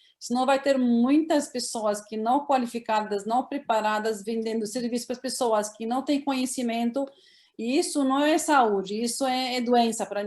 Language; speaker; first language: Portuguese; non-native, fluent; Arabic